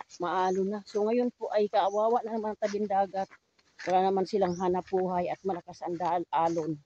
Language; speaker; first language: Filipino; non-native, local second language; Cebuano